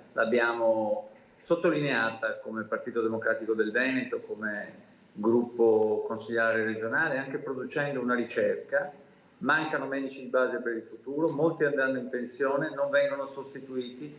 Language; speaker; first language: Italian; native; Italian